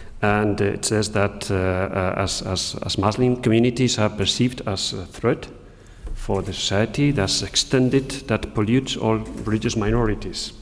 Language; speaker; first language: English; non-native, fluent; Spanish